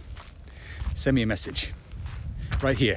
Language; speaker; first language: English; native; English